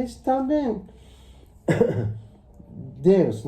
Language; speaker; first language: Portuguese; non-native, learner; Japanese